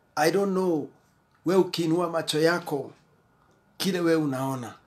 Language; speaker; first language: English; non-native, local second language; Swahili